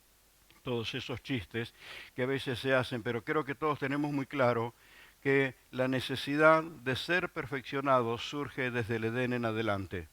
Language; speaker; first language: Spanish; native; Spanish